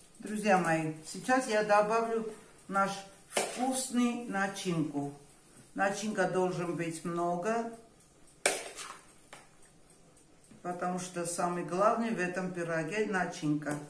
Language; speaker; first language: Russian; non-native, fluent; Armenian